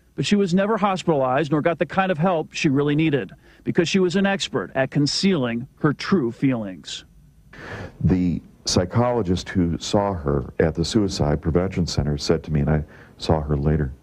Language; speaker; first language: English; native; English